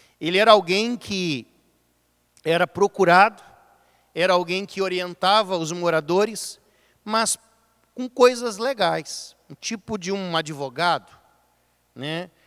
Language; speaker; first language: Portuguese; native; Portuguese